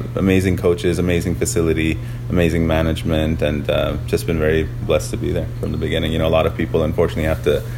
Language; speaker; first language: English; early bilingual, other home language; Urdu